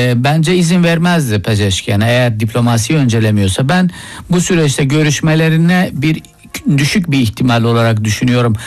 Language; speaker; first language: Turkish; native; Turkish